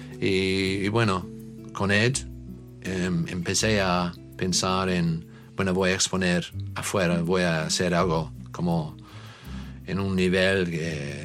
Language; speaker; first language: Spanish; non-native, learner; English